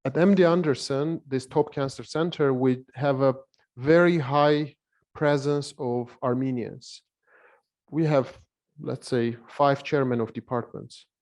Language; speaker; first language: English; non-native, fluent; Armenian